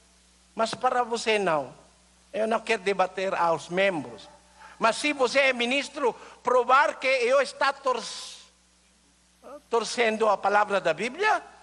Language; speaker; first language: Portuguese; non-native, learner; Filipino